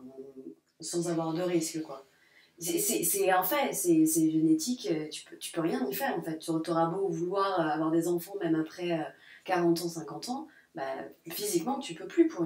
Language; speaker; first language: French; native; French